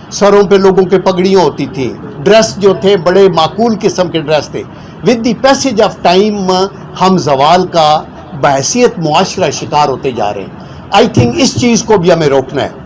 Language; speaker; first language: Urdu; non-native, local second language; Punjabi